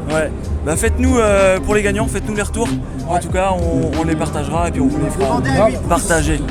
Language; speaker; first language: French; native; French